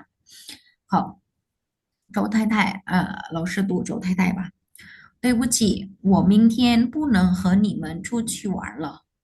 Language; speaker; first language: Chinese; non-native, fluent; Indonesian